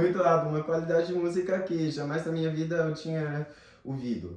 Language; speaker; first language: Portuguese; non-native, fluent; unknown